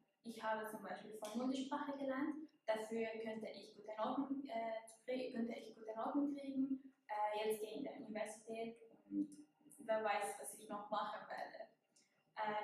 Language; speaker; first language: German; non-native, fluent; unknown